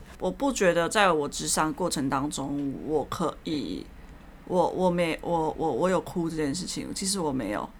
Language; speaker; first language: Chinese; native; Chinese